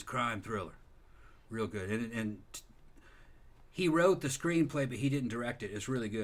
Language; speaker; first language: English; native; English